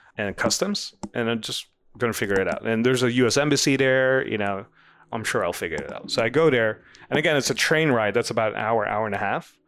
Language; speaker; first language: English; non-native, fluent; Vietnamese